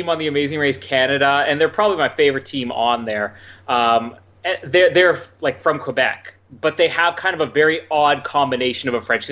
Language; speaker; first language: English; native; English